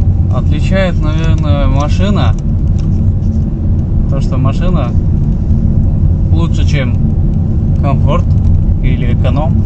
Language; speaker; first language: Russian; non-native, local second language; Kyrgyz